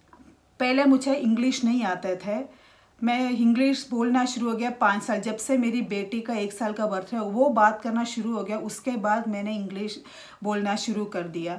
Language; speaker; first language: Hindi; non-native, local second language; Malayalam